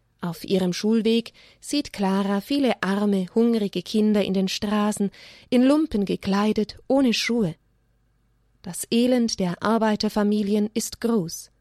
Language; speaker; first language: German; native; German